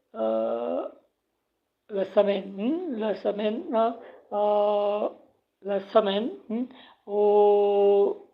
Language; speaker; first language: French; non-native, learner; Punjabi